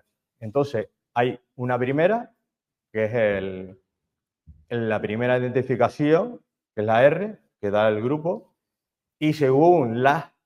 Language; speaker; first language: Spanish; native; Spanish